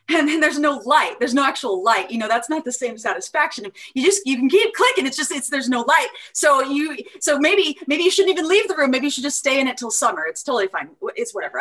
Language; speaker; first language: English; native; English